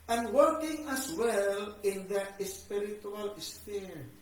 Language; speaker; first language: English; non-native, local second language; Filipino